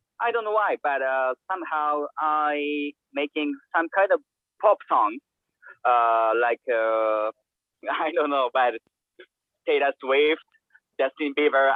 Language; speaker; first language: English; non-native, learner; Japanese